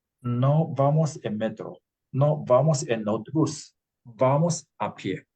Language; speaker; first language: Spanish; non-native, learner; English